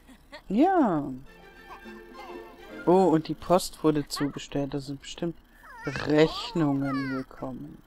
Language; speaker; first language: German; native; German